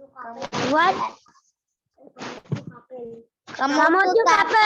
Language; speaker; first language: French; non-native, learner; Hindi